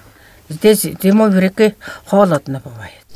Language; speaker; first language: Russian; non-native, local second language; Tuvinian